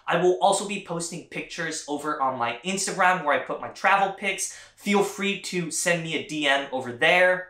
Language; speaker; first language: English; native; English